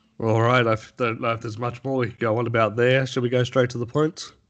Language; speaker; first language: English; native; English